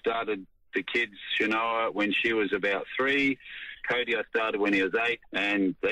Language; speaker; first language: English; native; English